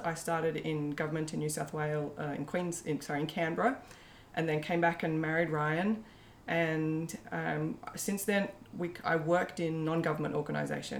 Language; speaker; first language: English; native; English